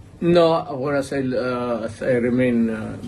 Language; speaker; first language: English; non-native, local second language; Cebuano